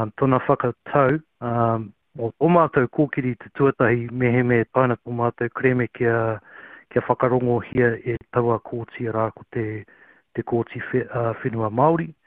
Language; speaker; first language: Māori; non-native, local second language; English